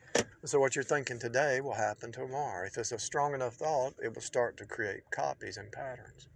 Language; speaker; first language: English; native; English